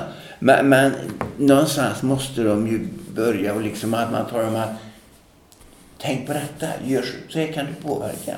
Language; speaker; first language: Swedish; native; Swedish